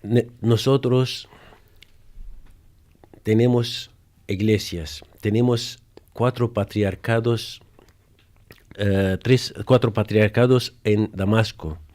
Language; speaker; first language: Spanish; non-native, fluent; Arabic